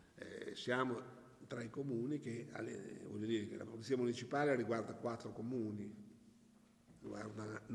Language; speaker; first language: Italian; native; Italian